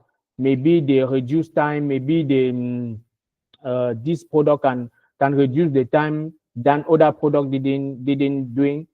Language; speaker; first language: English; non-native, learner; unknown